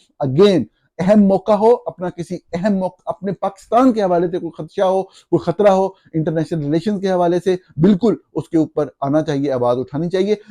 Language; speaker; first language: Urdu; native; Urdu